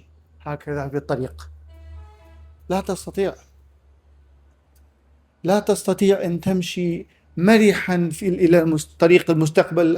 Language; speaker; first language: Arabic; native; Arabic